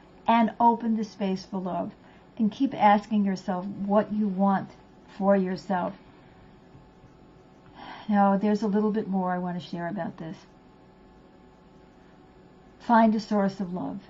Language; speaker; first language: English; native; English